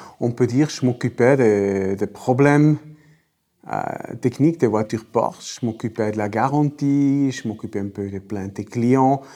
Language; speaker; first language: French; non-native, local second language; Swiss German